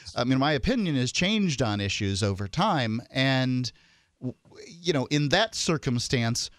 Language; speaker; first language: English; native; English